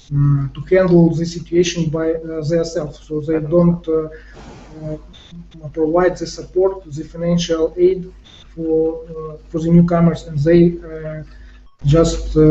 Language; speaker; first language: English; non-native, fluent; Ukrainian